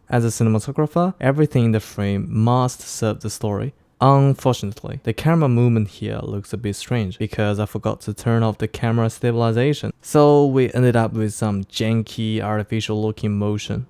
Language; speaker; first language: English; non-native, fluent; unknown